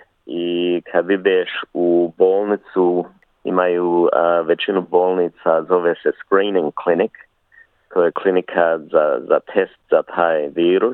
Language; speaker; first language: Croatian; early bilingual, heritage; Bosnian